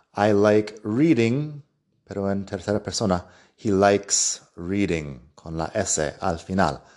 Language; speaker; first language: Spanish; non-native, fluent; English